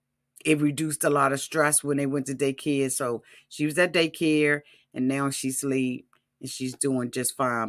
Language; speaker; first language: English; native; English